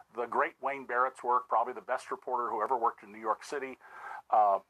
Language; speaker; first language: English; native; English